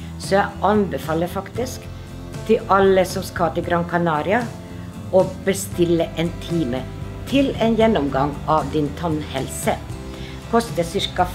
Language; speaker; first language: Norwegian; non-native, fluent; Finnish